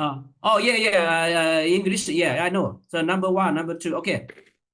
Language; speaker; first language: English; non-native, learner; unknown